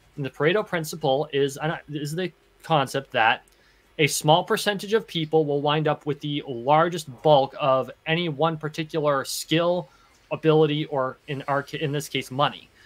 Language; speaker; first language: English; native; English